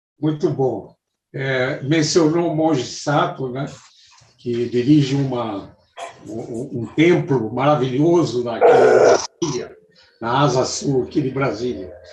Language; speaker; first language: Portuguese; native; Portuguese